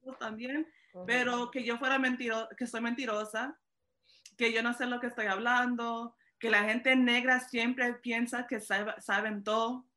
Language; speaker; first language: Spanish; early bilingual, heritage; Spanish